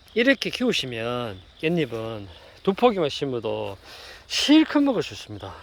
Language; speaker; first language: Korean; native; Korean